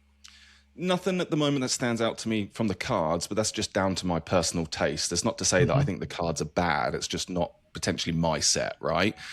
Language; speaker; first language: English; native; English